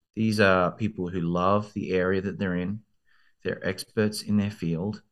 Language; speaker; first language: English; native; English